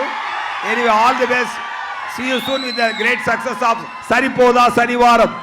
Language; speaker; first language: Telugu; non-native, learner; Tamil